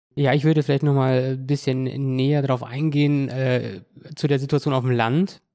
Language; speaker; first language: German; native; German